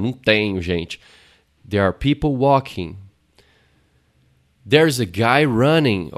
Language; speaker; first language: English; non-native, fluent; Portuguese